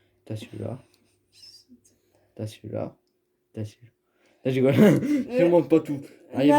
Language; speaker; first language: French; native; French